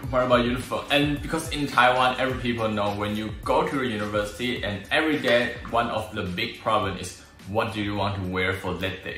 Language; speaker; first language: English; non-native, learner; Chinese